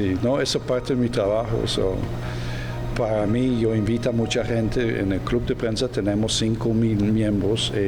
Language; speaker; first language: Spanish; non-native, learner; Dutch